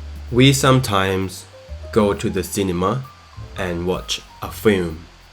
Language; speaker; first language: English; non-native, fluent; Thai